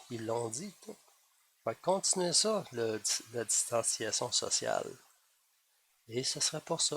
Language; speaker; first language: French; native; French